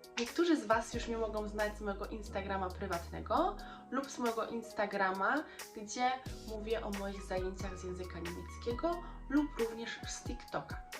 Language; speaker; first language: Polish; early bilingual, heritage; Polish